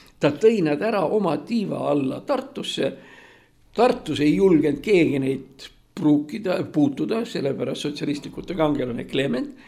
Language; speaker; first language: Estonian; non-native, local second language; Russian